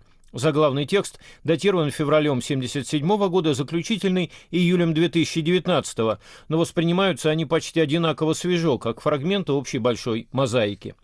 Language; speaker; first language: Russian; native; Russian